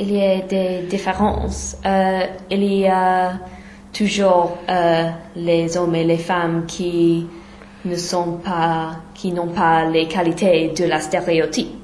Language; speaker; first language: French; non-native, fluent; English